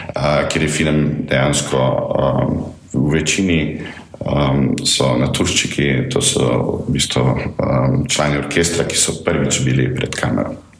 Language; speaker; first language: Slovenian; native; Slovenian